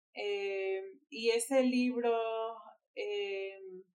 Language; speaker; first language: Spanish; early bilingual, heritage; Spanish